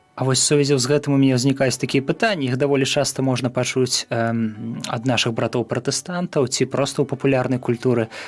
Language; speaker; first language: Belarusian; native; Belarusian